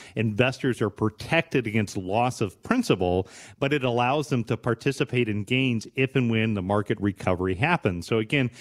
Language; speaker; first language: English; native; English